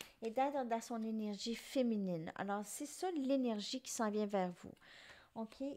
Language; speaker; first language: French; native; French